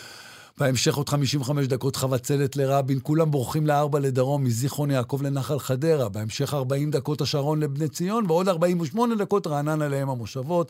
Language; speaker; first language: Hebrew; native; Hebrew